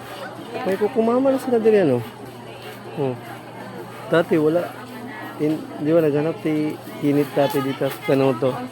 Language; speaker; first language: Filipino; non-native, local second language; Cebuano